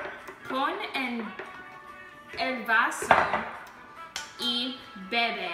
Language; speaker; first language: Spanish; non-native, learner; English